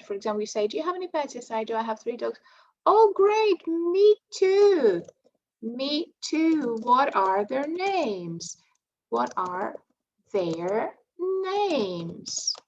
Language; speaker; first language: English; non-native, fluent; Greek